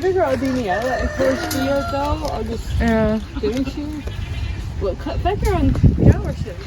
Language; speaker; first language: Irish; non-native, learner; English